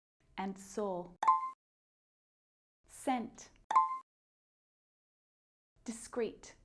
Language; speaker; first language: English; native; English